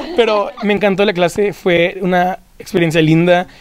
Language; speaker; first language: Spanish; early bilingual, heritage; Spanish